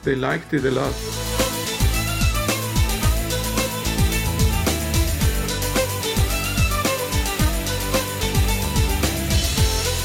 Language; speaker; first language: English; non-native, fluent; German